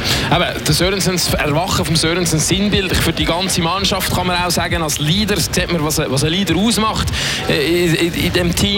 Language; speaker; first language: German; native; German